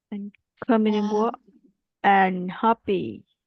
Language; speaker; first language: English; non-native, learner; Vietnamese